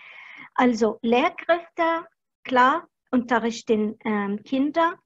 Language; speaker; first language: German; non-native, fluent; Arabic